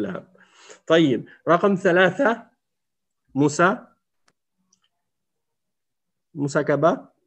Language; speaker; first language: Arabic; non-native, fluent; French